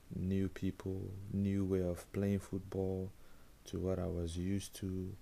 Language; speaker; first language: English; non-native, local second language; Igbo